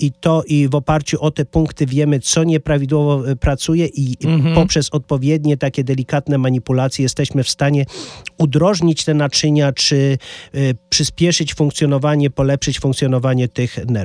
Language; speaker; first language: Polish; native; Polish